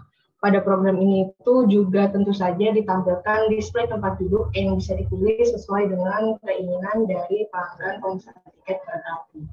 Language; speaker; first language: Indonesian; native; Indonesian